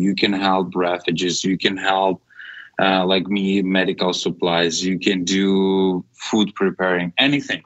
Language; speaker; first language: English; non-native, fluent; Ukrainian